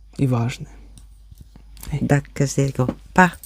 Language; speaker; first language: Polish; non-native, learner; Dutch